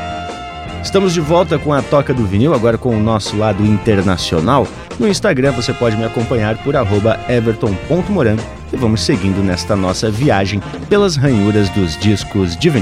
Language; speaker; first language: Portuguese; native; Portuguese